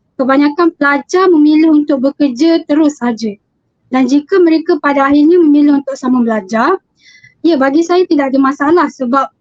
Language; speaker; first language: Malay; native; Malay